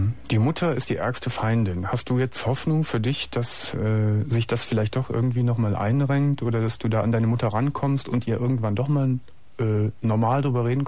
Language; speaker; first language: German; native; German